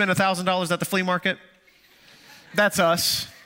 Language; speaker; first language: English; native; English